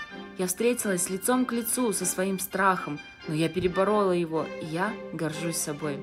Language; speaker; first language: Russian; native; Russian